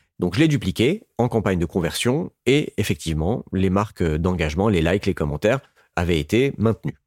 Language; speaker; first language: French; native; French